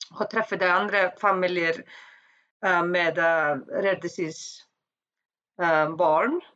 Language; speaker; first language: Swedish; non-native, learner; Icelandic